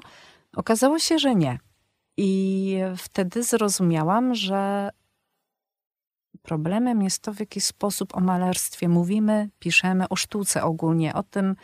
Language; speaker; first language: Polish; native; Polish